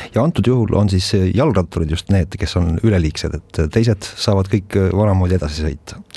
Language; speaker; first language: Estonian; native; Estonian